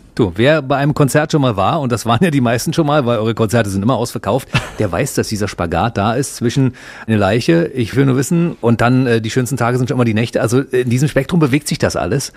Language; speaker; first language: German; native; German